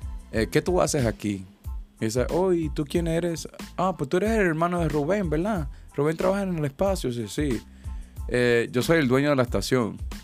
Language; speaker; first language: Spanish; early bilingual, other home language; English